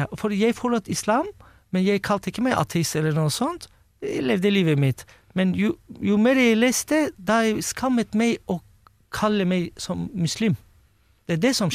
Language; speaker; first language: Norwegian; non-native, fluent; Turkish